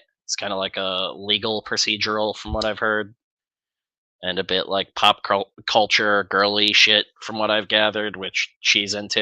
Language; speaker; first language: English; native; English